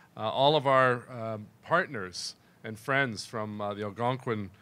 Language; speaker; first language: English; native; English